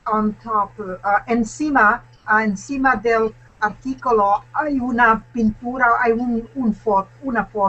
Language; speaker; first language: Spanish; non-native, learner; English